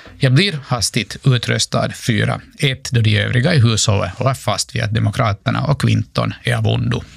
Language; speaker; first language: Swedish; native; Swedish